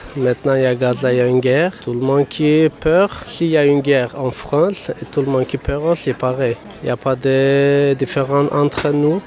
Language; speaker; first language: French; non-native, learner; Kurdish